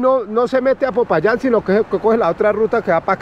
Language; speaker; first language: Spanish; native; Spanish